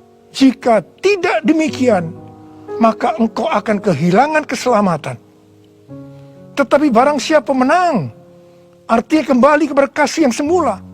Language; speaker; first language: Indonesian; native; Indonesian